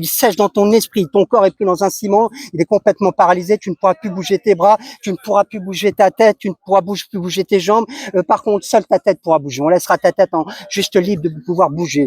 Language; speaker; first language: French; native; French